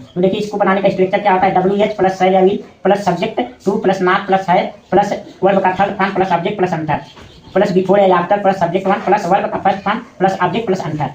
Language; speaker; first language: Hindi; native; Hindi